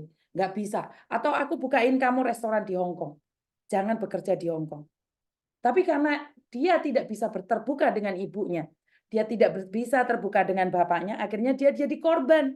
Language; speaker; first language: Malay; non-native, local second language; Javanese